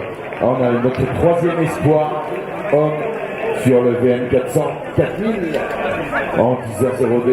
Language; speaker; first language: French; native; French